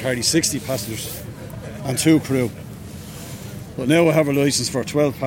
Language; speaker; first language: English; native; English